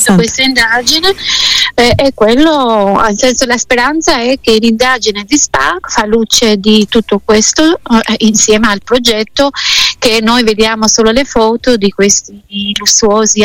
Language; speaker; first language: Italian; non-native, fluent; Albanian